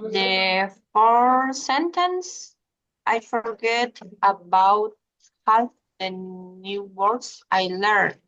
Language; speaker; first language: English; non-native, learner; Spanish